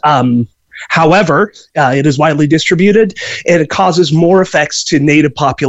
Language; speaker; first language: English; native; English